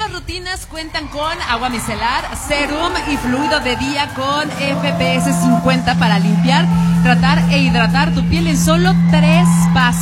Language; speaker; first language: Spanish; native; Spanish